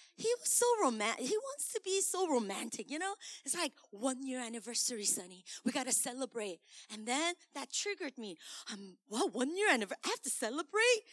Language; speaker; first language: English; early bilingual, other home language; Korean